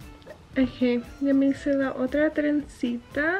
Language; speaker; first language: Spanish; early bilingual, heritage; Spanish